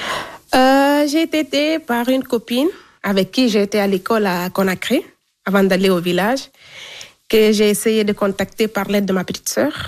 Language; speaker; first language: French; non-native, local second language; Fula